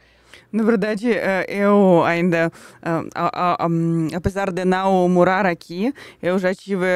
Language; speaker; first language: Portuguese; non-native, fluent; Russian